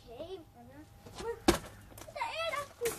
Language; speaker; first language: Danish; non-native, local second language; Faroese